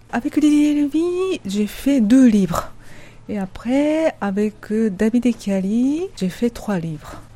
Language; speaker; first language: French; non-native, fluent; Japanese